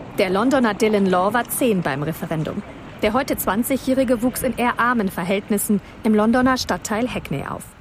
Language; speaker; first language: German; native; German